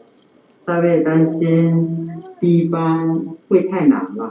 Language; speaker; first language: Chinese; non-native, learner; Lao